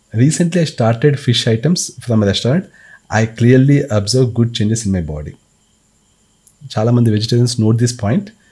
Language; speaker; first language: English; non-native, local second language; Telugu